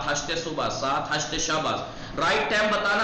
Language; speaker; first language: Persian; non-native, fluent; Urdu